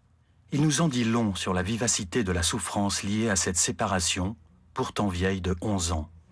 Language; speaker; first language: French; native; French